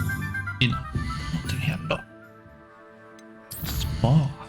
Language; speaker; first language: Swedish; non-native, learner; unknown